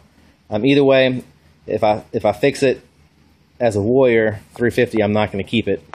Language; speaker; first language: English; native; English